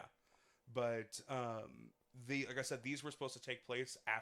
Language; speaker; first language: English; native; English